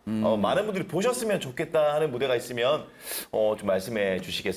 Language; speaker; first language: Korean; native; Korean